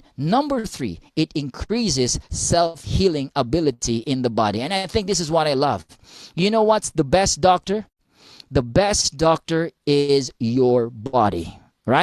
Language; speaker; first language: English; non-native, local second language; Filipino